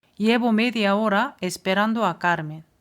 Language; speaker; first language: Spanish; non-native, fluent; Korean